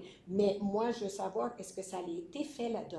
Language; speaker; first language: French; native; French